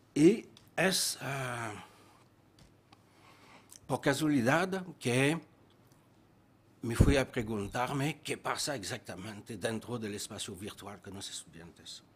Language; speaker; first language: Spanish; non-native, fluent; French